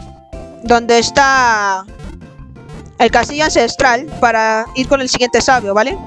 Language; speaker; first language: Spanish; native; Spanish